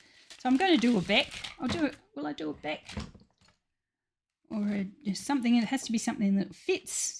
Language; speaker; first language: English; native; English